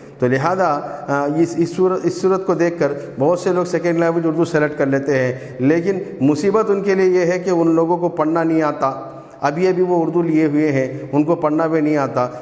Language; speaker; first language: Urdu; native; Urdu